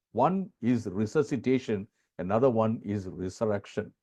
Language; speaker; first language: English; non-native, local second language; Tamil